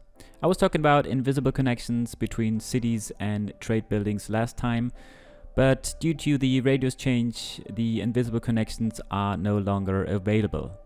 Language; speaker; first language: English; non-native, fluent; German